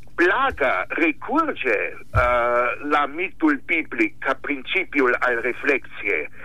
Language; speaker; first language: Romanian; non-native, fluent; German